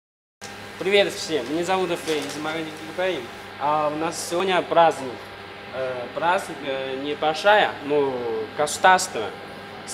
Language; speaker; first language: Russian; non-native, learner; Chinese